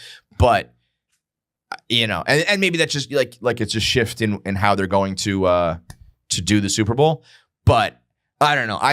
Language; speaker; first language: English; native; English